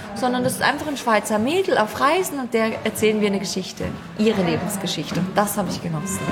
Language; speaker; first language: German; native; German